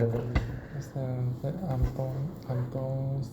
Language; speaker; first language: French; non-native, learner; Chinese